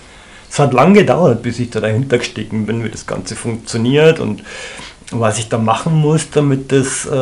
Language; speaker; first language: German; native; German